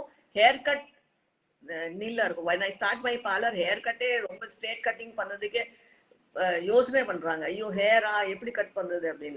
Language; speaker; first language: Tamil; non-native, local second language; Hindi